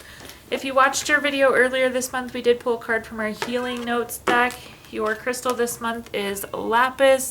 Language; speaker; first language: English; native; English